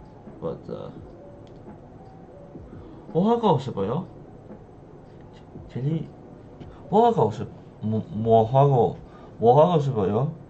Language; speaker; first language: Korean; non-native, learner; English